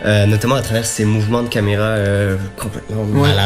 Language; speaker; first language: French; native; French